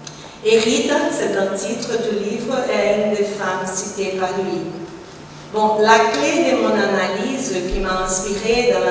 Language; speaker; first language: French; non-native, fluent; Portuguese